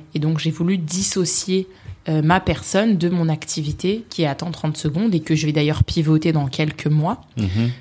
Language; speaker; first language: French; native; French